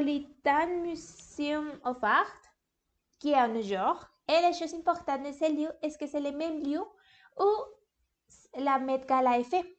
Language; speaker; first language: French; non-native, learner; English